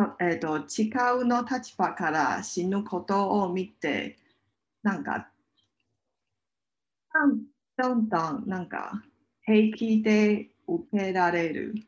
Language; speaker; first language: Japanese; non-native, learner; Chinese